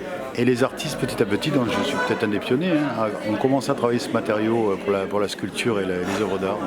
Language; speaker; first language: French; native; French